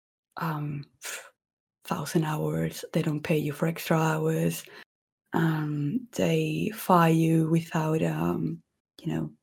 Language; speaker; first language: English; non-native, fluent; Spanish